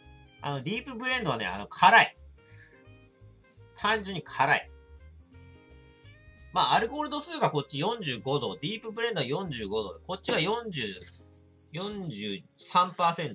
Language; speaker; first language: Japanese; native; Japanese